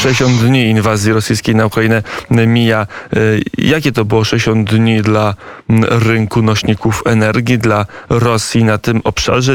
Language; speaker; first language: Polish; native; Polish